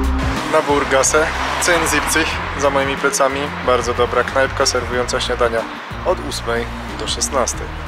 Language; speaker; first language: Polish; native; Polish